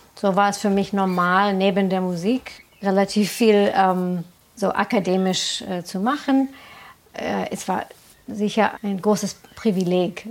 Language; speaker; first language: German; non-native, fluent; English